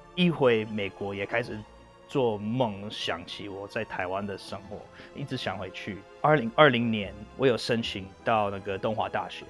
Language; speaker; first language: Chinese; non-native, fluent; English